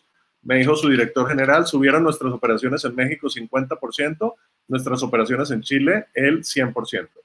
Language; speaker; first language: Spanish; native; Spanish